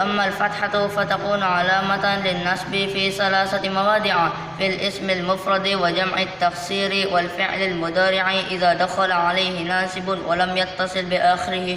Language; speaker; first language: Arabic; non-native, learner; Indonesian